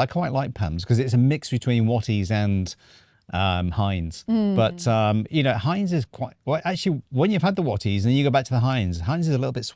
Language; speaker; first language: English; native; English